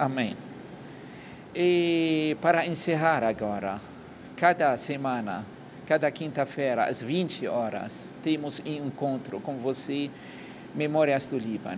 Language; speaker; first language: Portuguese; non-native, fluent; Arabic